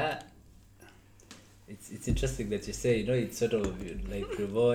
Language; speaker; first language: English; non-native, local second language; Nyankole